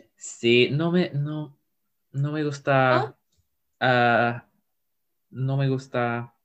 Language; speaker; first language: Spanish; non-native, learner; English